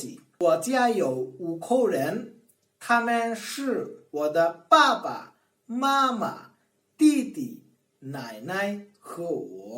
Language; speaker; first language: Chinese; non-native, learner; Bangla